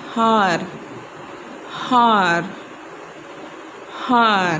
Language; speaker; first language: Urdu; non-native, local second language; Pashto